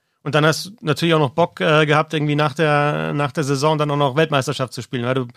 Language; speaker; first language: German; native; German